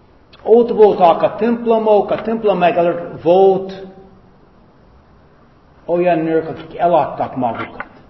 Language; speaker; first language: Hungarian; non-native, fluent; English